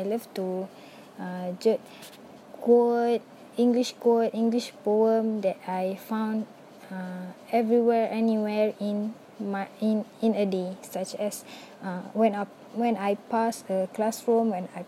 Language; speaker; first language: English; non-native, local second language; Malay